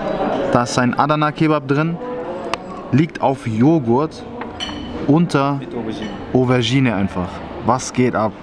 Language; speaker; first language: German; native; German